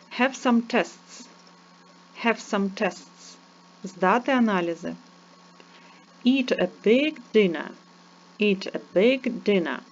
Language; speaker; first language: English; non-native, fluent; Ukrainian